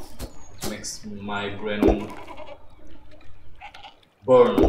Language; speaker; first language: English; non-native, learner; Indonesian